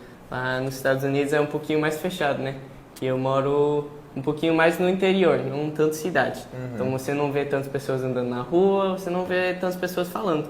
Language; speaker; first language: Portuguese; early bilingual, heritage; English